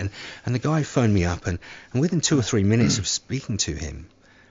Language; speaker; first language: English; native; English